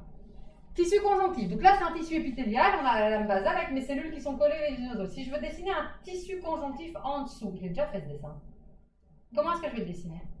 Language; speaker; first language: French; native; French